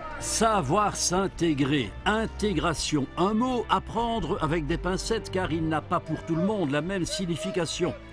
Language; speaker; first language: French; native; French